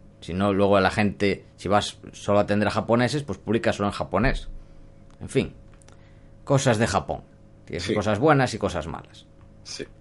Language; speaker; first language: Spanish; native; Spanish